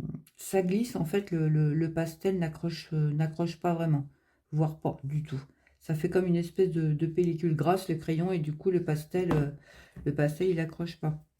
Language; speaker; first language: French; native; French